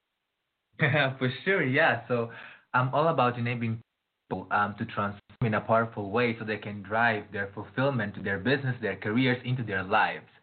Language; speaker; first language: English; non-native, fluent; Portuguese